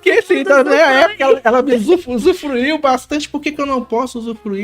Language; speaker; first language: Portuguese; native; Portuguese